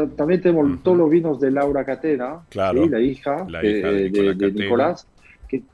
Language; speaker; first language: Spanish; non-native, fluent; French